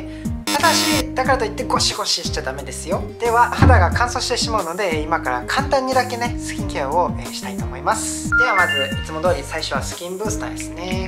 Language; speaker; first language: Japanese; non-native, fluent; Korean